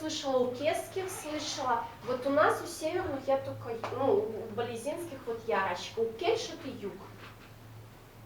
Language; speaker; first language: Russian; non-native, local second language; Udmurt